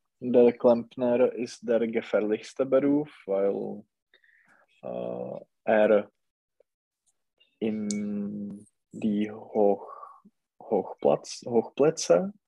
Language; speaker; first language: German; non-native, learner; Czech